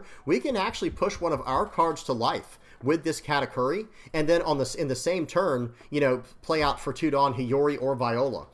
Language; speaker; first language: English; native; English